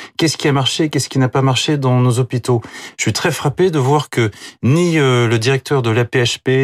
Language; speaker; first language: French; native; French